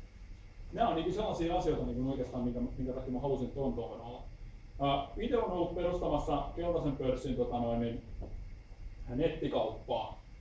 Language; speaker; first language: Finnish; native; Finnish